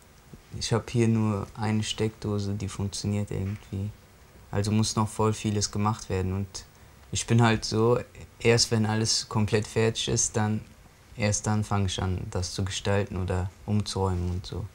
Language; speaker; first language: German; early bilingual, other home language; Turkish